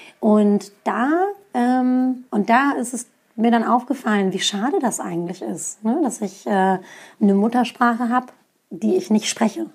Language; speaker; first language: German; native; German